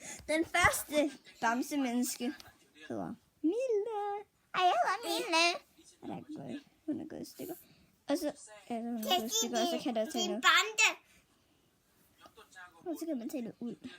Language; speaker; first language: Danish; early bilingual, other home language; Vietnamese